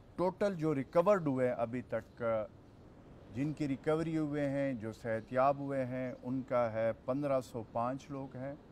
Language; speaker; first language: Urdu; non-native, local second language; Pashto